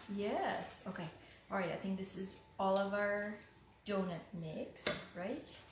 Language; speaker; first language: English; native; English